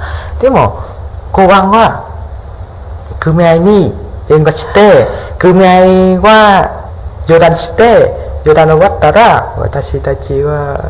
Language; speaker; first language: Japanese; non-native, learner; Vietnamese